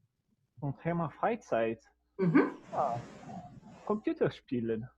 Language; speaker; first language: German; non-native, learner; Portuguese